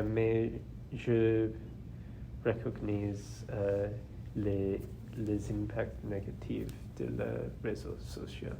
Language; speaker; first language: French; non-native, learner; English